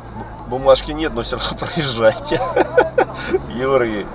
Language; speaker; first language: Russian; native; Russian